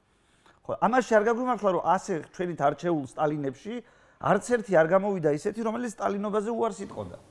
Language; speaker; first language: Georgian; native; Georgian